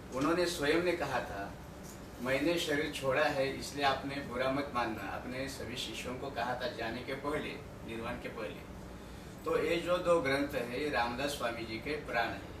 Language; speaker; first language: Hindi; non-native, local second language; Marathi